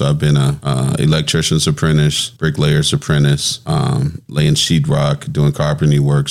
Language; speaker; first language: English; native; English